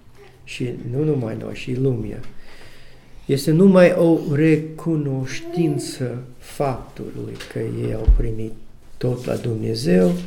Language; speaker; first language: Romanian; non-native, learner; English